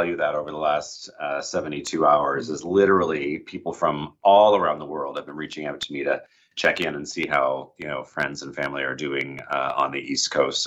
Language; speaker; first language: English; native; English